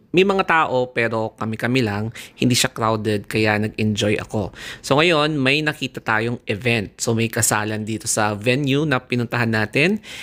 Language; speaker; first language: Filipino; non-native, local second language; Iloko